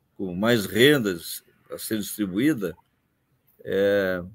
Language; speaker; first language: Portuguese; native; Portuguese